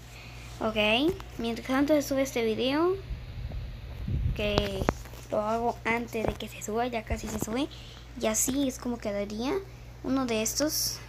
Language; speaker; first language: Spanish; native; Spanish